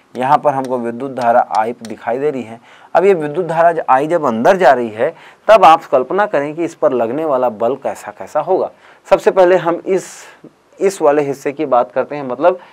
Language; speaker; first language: Hindi; native; Hindi